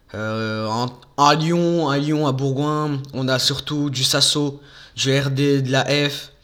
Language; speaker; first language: French; native; French